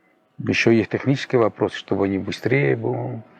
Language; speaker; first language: Russian; non-native, fluent; Spanish